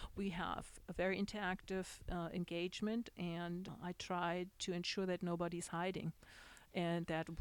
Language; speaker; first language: English; non-native, fluent; German